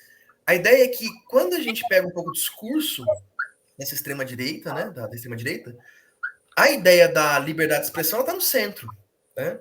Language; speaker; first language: Portuguese; native; Portuguese